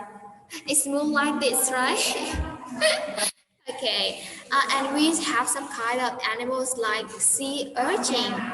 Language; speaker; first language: English; non-native, fluent; Vietnamese